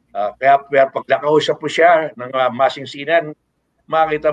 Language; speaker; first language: English; non-native, local second language; Filipino